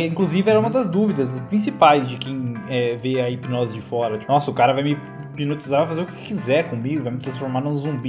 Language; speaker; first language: Portuguese; native; Portuguese